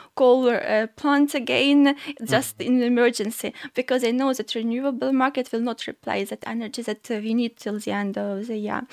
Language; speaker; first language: English; non-native, fluent; Ukrainian